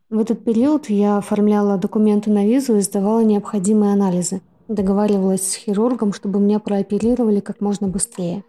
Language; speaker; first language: Russian; native; Russian